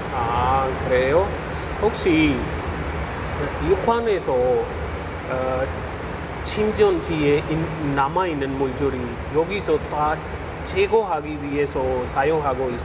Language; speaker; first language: Korean; non-native, learner; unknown